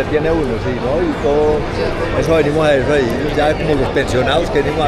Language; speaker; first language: Spanish; native; Spanish